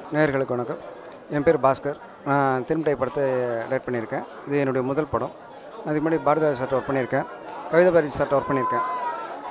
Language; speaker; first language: Tamil; native; Tamil